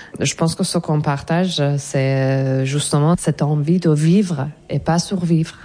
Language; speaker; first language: French; non-native, fluent; Persian